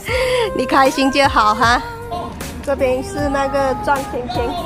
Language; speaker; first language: Chinese; non-native, local second language; Cantonese